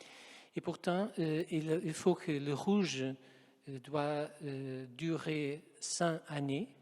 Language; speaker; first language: French; non-native, fluent; Portuguese